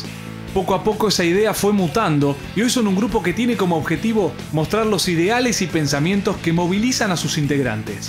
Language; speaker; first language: Spanish; native; Spanish